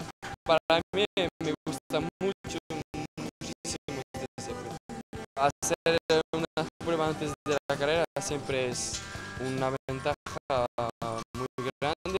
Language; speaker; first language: Spanish; non-native, fluent; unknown